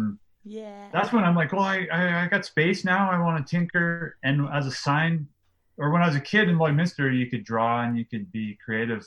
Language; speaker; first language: English; native; English